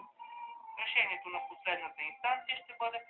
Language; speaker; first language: Bulgarian; native; Bulgarian